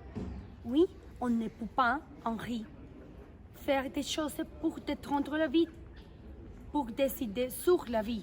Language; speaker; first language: French; non-native, learner; Spanish